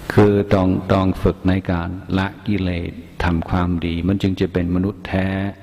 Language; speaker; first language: Thai; non-native, fluent; English